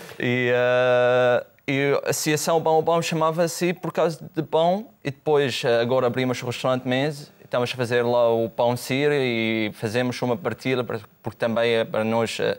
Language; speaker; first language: Portuguese; non-native, fluent; Arabic